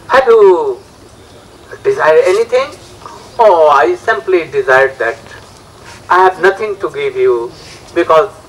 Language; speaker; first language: English; non-native, learner; Bangla